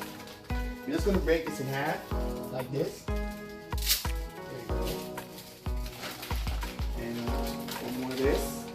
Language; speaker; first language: English; native; English